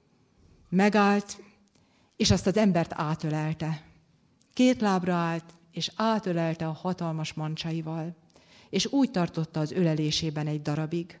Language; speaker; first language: Hungarian; native; Hungarian